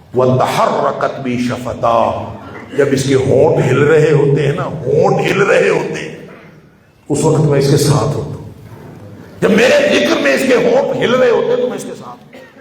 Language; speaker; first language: Urdu; non-native, local second language; Punjabi